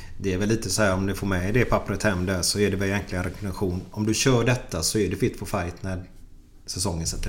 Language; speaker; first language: Swedish; native; Swedish